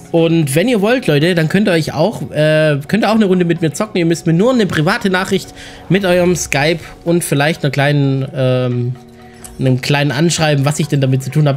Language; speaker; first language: German; native; German